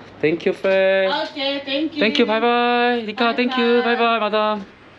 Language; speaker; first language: English; non-native, learner; Korean